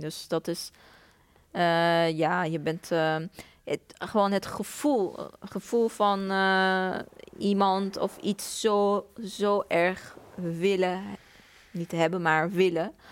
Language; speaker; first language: Dutch; non-native, fluent; Persian